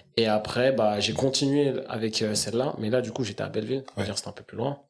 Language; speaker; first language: French; native; French